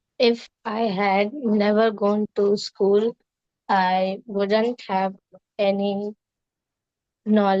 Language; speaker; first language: English; non-native, learner; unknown